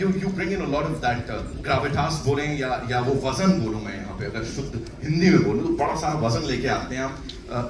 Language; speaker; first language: Hindi; native; Hindi